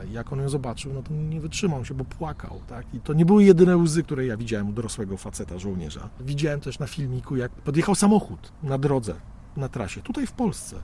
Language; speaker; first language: Polish; native; Polish